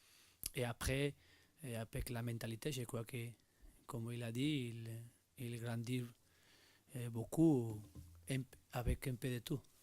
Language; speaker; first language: French; non-native, learner; Spanish